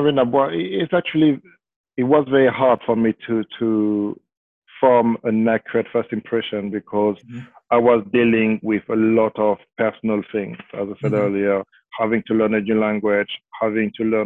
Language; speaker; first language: English; non-native, fluent; French